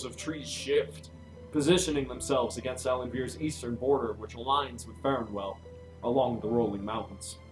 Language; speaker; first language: English; native; English